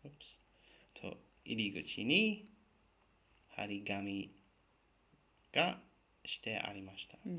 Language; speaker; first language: Japanese; non-native, fluent; English